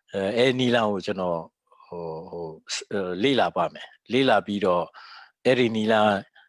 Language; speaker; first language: Burmese; non-native, local second language; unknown